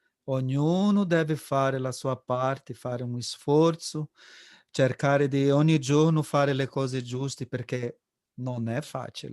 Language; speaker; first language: Italian; non-native, fluent; Portuguese